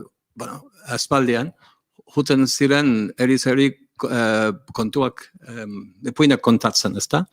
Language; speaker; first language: Basque; non-native, learner; English